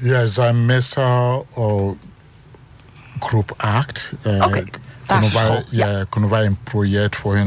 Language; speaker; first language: Dutch; non-native, learner; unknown